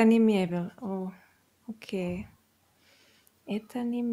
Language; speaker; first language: Russian; non-native, learner; Catalan